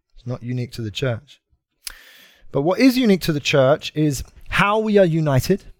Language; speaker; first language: English; native; English